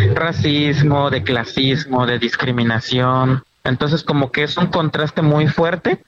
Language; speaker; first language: Spanish; native; Spanish